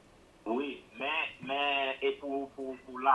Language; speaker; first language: French; non-native, local second language; Haitian Creole